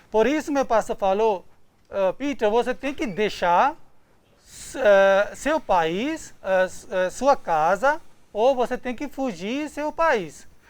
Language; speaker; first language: Portuguese; non-native, learner; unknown